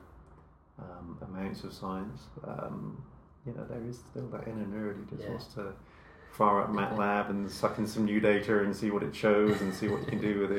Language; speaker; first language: English; native; English